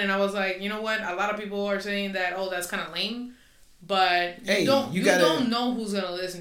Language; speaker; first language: English; non-native, fluent; Spanish